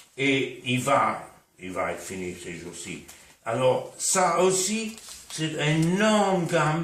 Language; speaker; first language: French; non-native, fluent; English